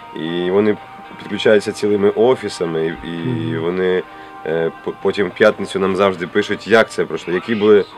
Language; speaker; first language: Ukrainian; non-native, local second language; Russian